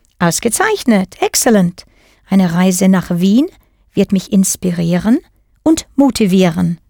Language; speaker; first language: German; non-native, fluent; English